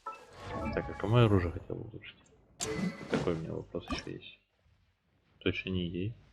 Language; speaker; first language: Russian; native; Russian